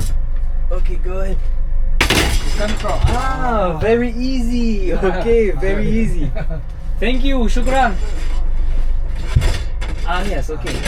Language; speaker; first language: English; non-native, learner; French